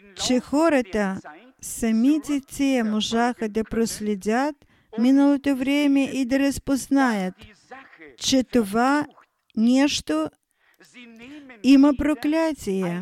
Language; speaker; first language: Bulgarian; non-native, fluent; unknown